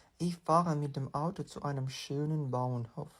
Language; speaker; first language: German; non-native, fluent; Ukrainian